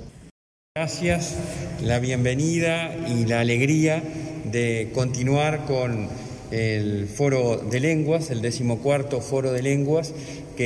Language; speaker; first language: Spanish; native; Spanish